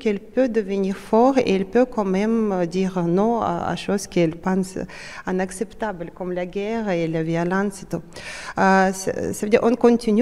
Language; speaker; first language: French; non-native, fluent; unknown